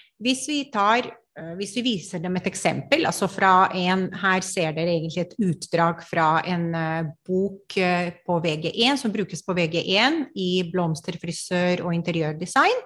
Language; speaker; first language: Norwegian; non-native, fluent; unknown